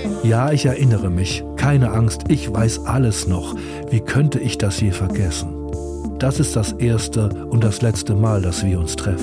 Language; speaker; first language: German; native; German